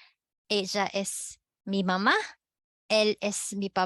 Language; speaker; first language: Spanish; non-native, fluent; Filipino